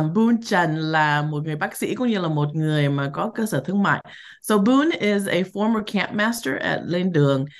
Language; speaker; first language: Vietnamese; early bilingual, heritage; Vietnamese